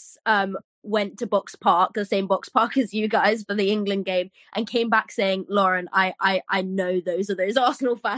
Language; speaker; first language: English; native; English